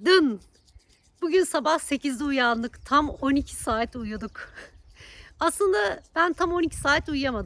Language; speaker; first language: Turkish; native; Turkish